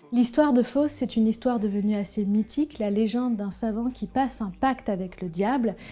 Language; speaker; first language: French; native; French